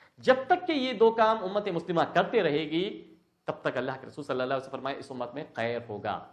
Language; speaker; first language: Urdu; native; Urdu